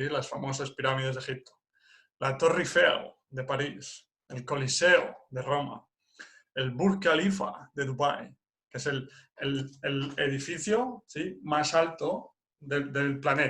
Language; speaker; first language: Spanish; non-native, fluent; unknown